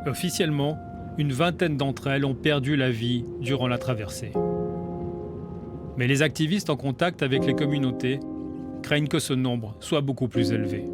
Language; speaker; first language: French; native; French